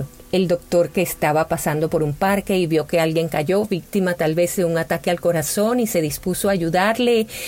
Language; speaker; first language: Spanish; native; Spanish